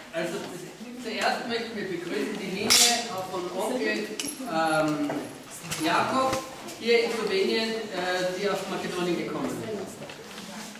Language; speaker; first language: German; non-native, fluent; Slovenian